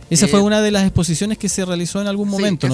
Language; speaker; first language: Spanish; native; Spanish